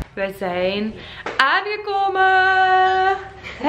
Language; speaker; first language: Dutch; native; Dutch